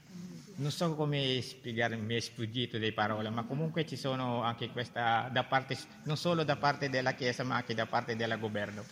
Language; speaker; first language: Italian; non-native, fluent; Filipino